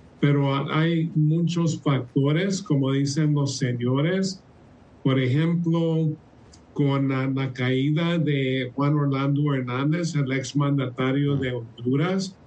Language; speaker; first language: Spanish; early bilingual, heritage; Spanish